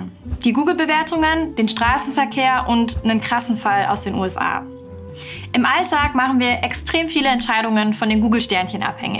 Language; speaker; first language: German; native; German